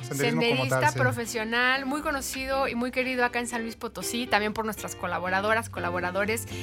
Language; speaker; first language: Spanish; native; Spanish